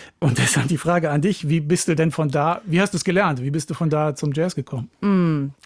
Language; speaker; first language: German; native; German